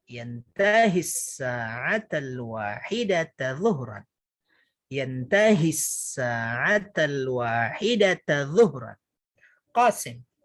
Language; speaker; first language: Arabic; non-native, fluent; Indonesian